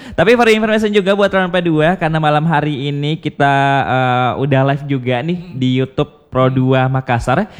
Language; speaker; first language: Indonesian; native; Indonesian